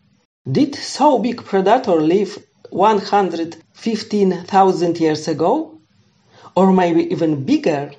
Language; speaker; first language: English; non-native, fluent; Polish